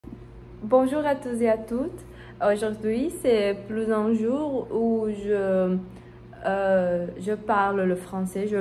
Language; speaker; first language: French; non-native, learner; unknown